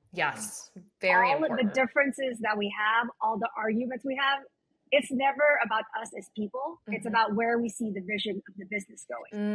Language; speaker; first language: English; native; English